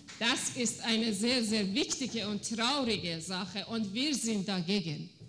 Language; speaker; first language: German; non-native, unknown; Persian